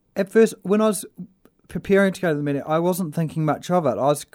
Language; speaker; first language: English; native; English